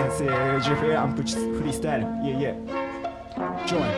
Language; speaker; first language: French; non-native, learner; Japanese